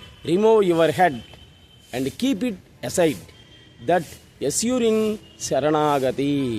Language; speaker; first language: English; non-native, local second language; Telugu